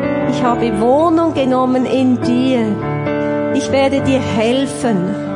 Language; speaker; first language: German; native; German